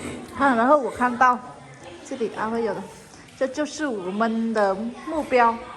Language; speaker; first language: Chinese; non-native, fluent; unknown